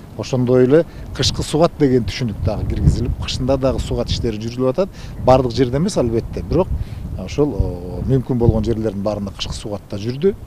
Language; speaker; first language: Kyrgyz; native; Kyrgyz